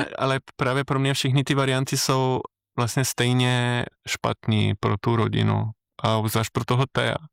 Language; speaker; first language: Czech; non-native, fluent; Slovenian